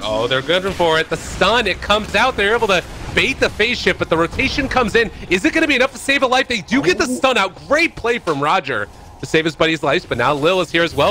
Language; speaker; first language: English; native; English